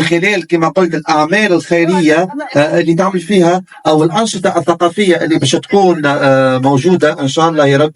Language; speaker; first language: Arabic; native; Arabic